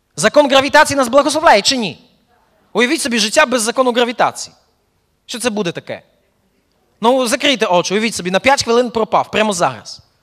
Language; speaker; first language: Ukrainian; early bilingual, heritage; Ukrainian